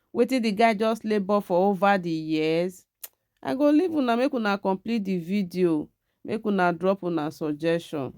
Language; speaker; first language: Nigerian Pidgin; native; Nigerian Pidgin